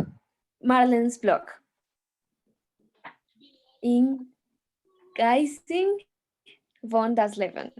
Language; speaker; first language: German; non-native, learner; Spanish